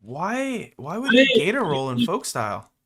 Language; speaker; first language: English; native; English